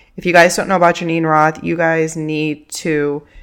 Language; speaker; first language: English; early bilingual, other home language; Spanish